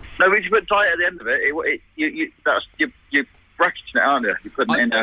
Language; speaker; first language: English; native; English